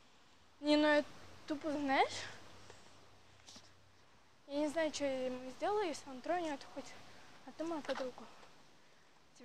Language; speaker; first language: Russian; native; Russian